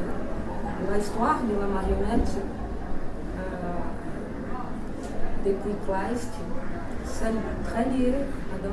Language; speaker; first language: French; non-native, learner; Portuguese